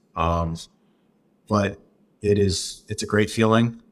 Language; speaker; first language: English; native; English